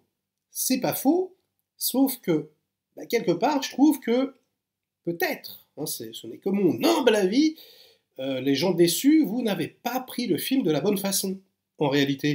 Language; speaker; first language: French; native; French